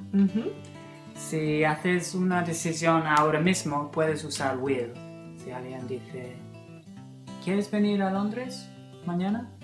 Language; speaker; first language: Spanish; non-native, fluent; English